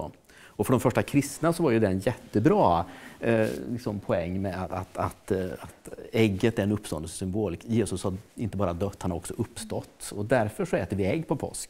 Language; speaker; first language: Swedish; native; Swedish